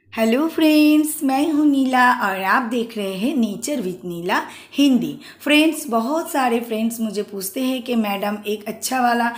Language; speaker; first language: Hindi; non-native, local second language; Bangla